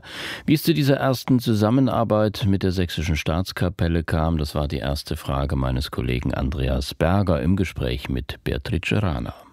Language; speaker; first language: German; native; German